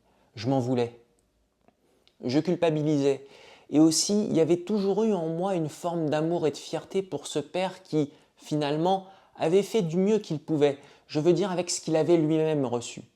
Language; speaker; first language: French; native; French